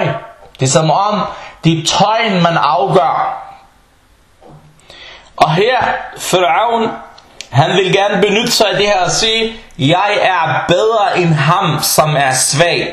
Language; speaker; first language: Danish; non-native, fluent; Arabic